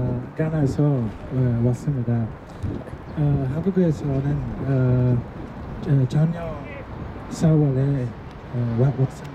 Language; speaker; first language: Korean; non-native, learner; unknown